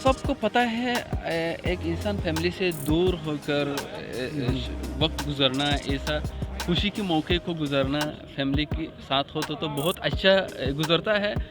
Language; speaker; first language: Hindi; non-native, learner; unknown